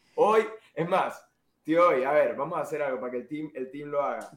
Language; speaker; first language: Spanish; native; Spanish